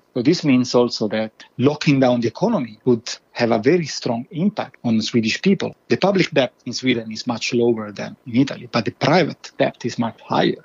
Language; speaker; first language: English; non-native, fluent; Italian